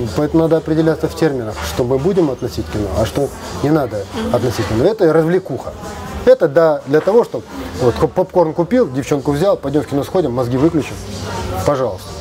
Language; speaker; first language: Russian; non-native, local second language; Kazakh